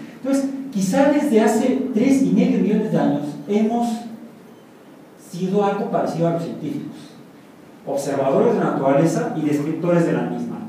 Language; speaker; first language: Spanish; native; Spanish